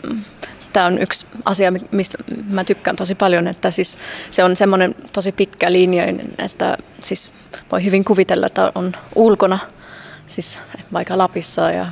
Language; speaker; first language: Finnish; non-native, fluent; English